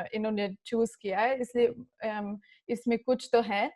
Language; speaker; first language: Hindi; early bilingual, other home language; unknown